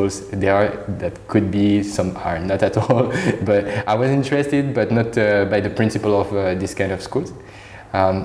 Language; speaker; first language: English; non-native, fluent; French